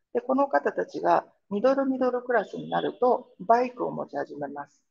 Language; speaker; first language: Japanese; native; Japanese